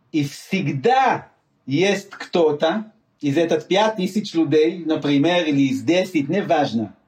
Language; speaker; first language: Russian; non-native, learner; Hebrew